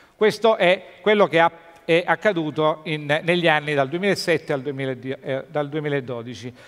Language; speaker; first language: Italian; native; Italian